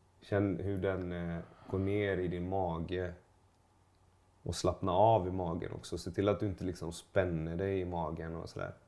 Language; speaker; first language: Swedish; native; Swedish